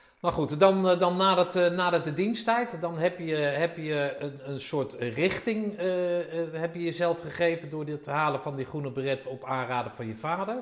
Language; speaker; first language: Dutch; native; Dutch